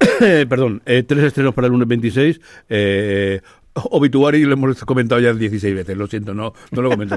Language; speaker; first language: Spanish; native; Spanish